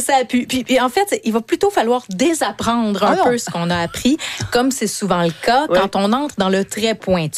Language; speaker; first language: French; native; French